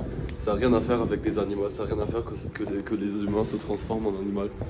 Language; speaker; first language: French; non-native, fluent; German